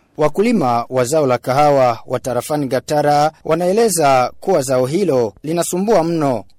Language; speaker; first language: Swahili; non-native, local second language; Rundi